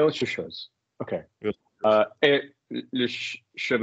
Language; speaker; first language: French; non-native, learner; English